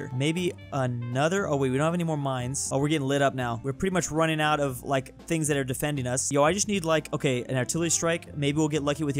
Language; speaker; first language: English; native; English